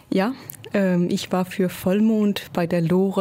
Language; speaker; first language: German; non-native, fluent; Danish